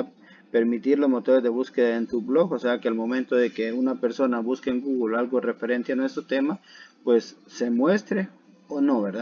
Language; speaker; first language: Spanish; native; Spanish